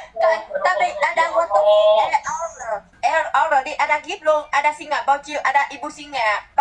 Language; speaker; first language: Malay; non-native, learner; Vietnamese